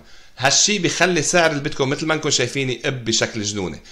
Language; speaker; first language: Arabic; native; Arabic